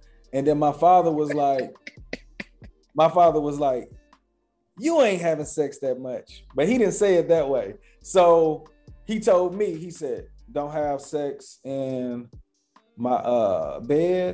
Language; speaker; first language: English; native; English